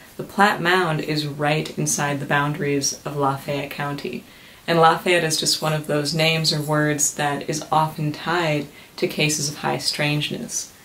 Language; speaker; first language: English; native; English